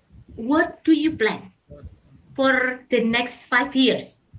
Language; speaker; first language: English; non-native, learner; Indonesian